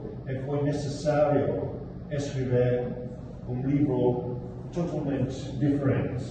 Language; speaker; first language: Portuguese; non-native, fluent; English